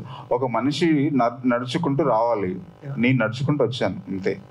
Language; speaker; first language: Telugu; native; Telugu